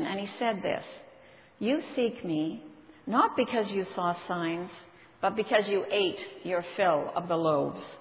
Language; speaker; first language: English; native; English